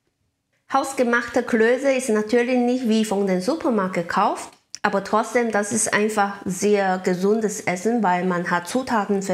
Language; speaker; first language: German; non-native, learner; Chinese